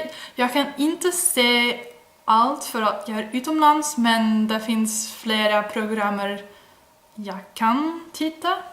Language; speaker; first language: Swedish; non-native, learner; Dutch